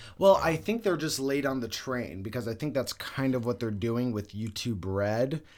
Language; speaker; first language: English; native; English